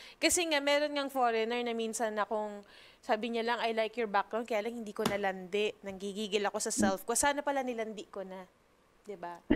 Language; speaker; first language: Filipino; native; Filipino